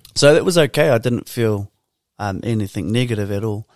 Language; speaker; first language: English; native; English